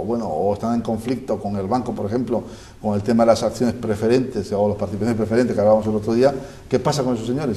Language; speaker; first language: Spanish; native; Spanish